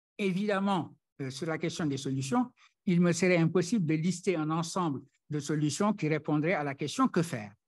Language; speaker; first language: French; non-native, local second language; Wolof